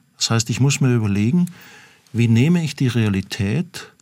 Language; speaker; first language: German; native; German